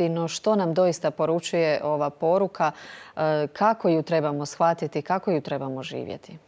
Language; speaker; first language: Croatian; native; Croatian